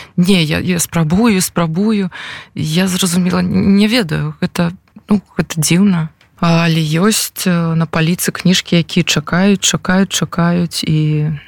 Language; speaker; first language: Belarusian; non-native, local second language; Russian